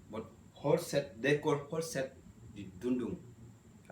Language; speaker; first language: English; non-native, learner; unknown